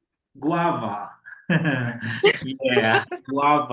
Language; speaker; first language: English; non-native, fluent; Spanish